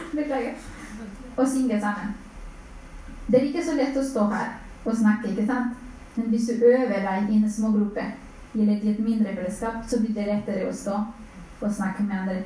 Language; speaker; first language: Norwegian; non-native, fluent; Spanish